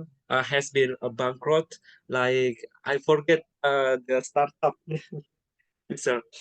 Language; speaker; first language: English; non-native, learner; Indonesian